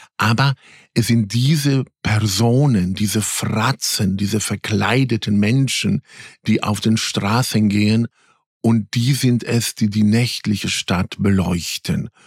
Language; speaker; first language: German; early bilingual, other home language; Polish